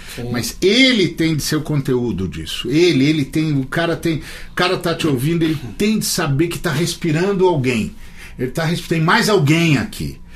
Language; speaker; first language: Portuguese; native; Portuguese